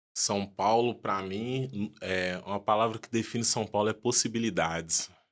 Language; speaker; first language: Portuguese; early bilingual, other home language; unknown